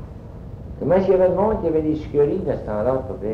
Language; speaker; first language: French; native; French